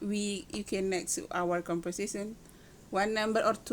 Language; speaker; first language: English; non-native, learner; Indonesian